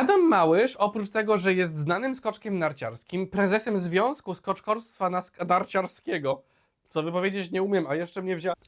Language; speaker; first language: Polish; native; Polish